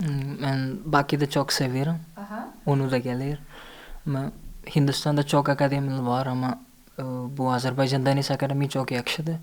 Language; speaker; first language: Azerbaijani; non-native, learner; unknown